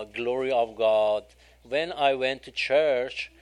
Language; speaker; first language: English; non-native, learner; Persian